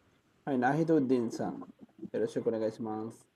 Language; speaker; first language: Japanese; non-native, fluent; Bangla